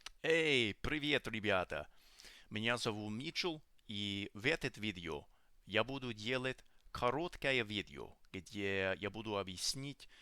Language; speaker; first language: Russian; non-native, learner; English